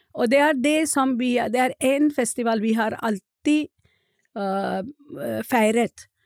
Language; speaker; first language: Norwegian; non-native, fluent; Marathi